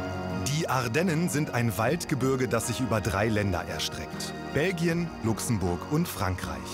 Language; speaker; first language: German; native; German